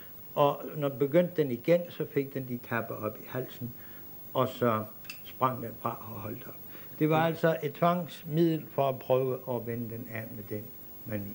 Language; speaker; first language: Danish; native; Danish